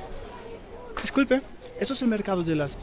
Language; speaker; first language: Spanish; non-native, fluent; German